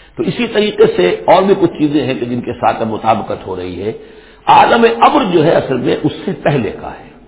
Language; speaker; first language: Urdu; native; Urdu